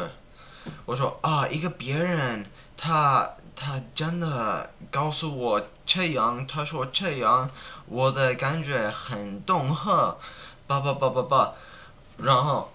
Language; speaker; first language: Chinese; non-native, learner; English